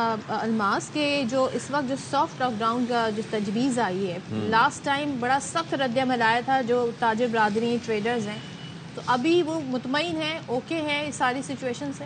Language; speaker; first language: Urdu; native; Urdu